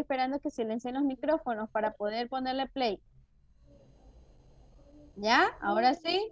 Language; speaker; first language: Spanish; native; Spanish